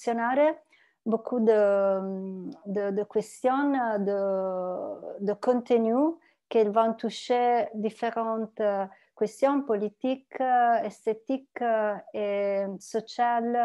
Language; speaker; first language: French; non-native, learner; Italian